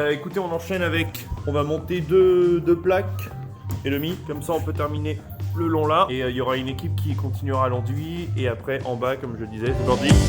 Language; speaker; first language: French; native; French